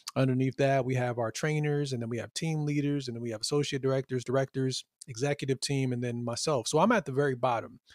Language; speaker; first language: English; native; English